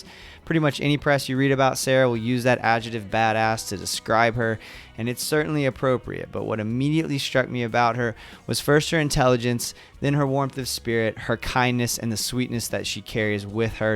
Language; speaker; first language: English; native; English